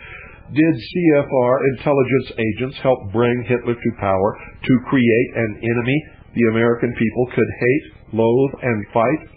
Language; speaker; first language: English; native; English